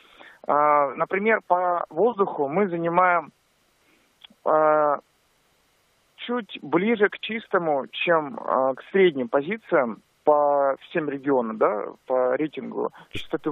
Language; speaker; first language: Russian; native; Russian